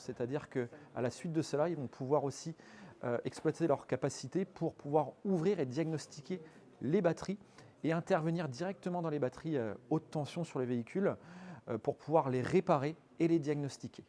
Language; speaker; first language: French; native; French